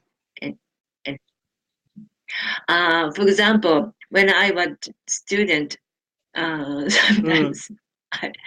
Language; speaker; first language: English; non-native, learner; Japanese